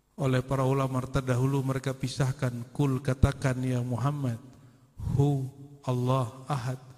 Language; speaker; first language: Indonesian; native; Indonesian